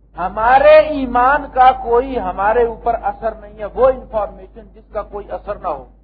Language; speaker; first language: Urdu; native; Urdu